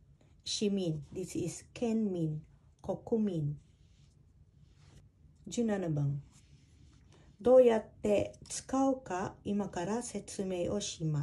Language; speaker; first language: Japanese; non-native, fluent; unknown